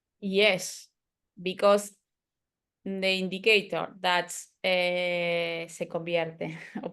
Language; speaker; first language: English; non-native, learner; Spanish